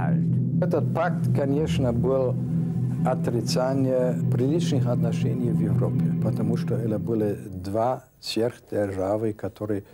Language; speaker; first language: Russian; non-native, fluent; German